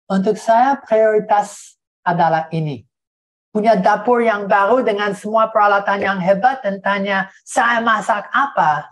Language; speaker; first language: Indonesian; non-native, fluent; English